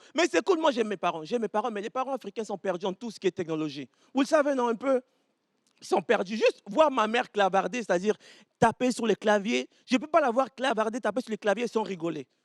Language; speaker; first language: French; early bilingual, other home language; Lingala